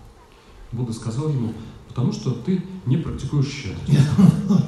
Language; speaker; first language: Russian; native; Russian